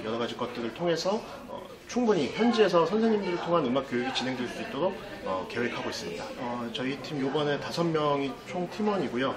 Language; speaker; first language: Korean; native; Korean